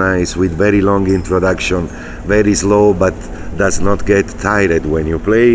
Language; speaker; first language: English; non-native, fluent; Italian